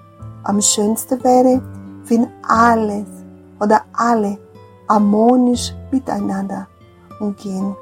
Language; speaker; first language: German; non-native, fluent; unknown